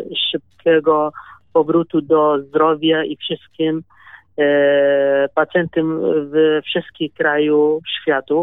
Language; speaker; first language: Polish; non-native, learner; Kurdish